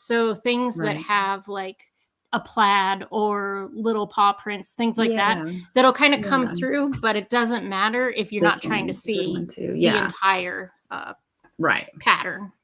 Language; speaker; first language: English; native; English